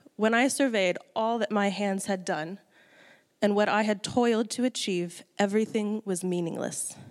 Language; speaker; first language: English; native; English